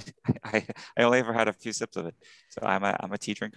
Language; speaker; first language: English; native; English